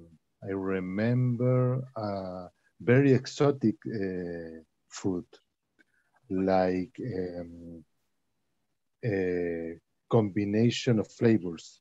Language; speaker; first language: English; non-native, learner; Spanish